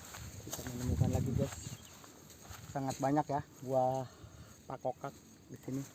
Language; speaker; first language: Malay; non-native, local second language; Sundanese